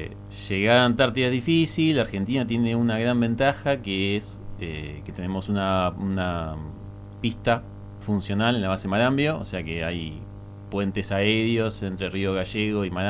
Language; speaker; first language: Spanish; native; Spanish